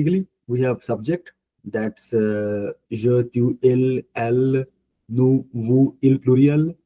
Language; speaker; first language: French; non-native, fluent; Punjabi